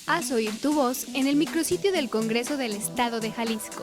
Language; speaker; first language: Spanish; native; Spanish